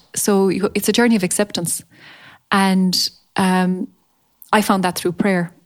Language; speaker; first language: English; native; English